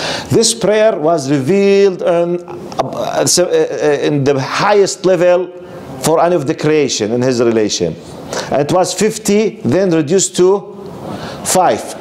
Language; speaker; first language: English; non-native, fluent; Arabic